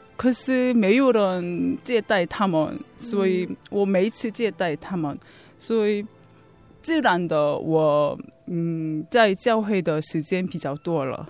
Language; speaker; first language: Chinese; non-native, fluent; Korean